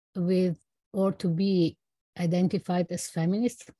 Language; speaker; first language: English; non-native, fluent; Slovenian